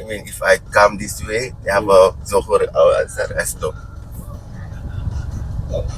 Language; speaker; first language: English; non-native, learner; Malay